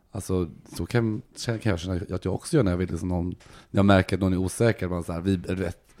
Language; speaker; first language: Swedish; native; Swedish